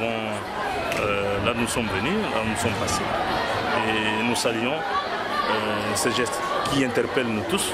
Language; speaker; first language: French; non-native, local second language; Kongo